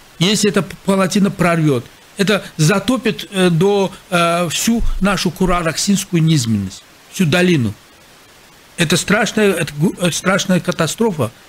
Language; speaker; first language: Russian; non-native, local second language; Azerbaijani